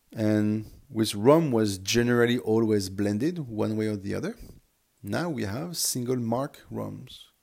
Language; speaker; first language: English; non-native, fluent; French